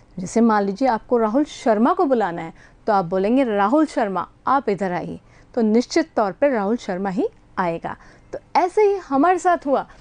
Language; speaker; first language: Hindi; native; Hindi